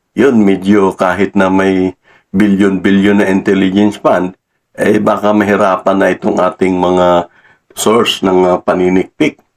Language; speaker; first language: Filipino; non-native, local second language; Cebuano